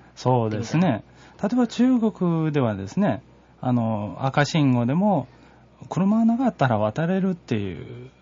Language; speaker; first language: Japanese; non-native, learner; Chinese